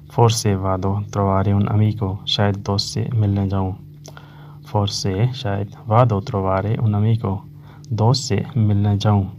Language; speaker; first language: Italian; non-native, learner; Urdu